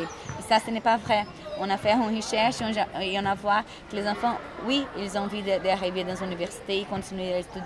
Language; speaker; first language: French; non-native, fluent; Portuguese